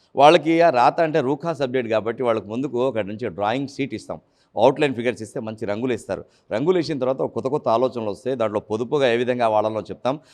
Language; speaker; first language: Telugu; native; Telugu